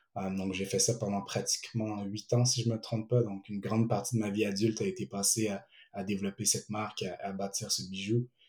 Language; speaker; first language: French; early bilingual, other home language; Ewe